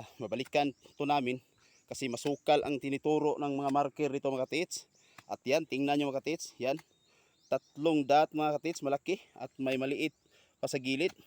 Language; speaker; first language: Filipino; non-native, local second language; Cebuano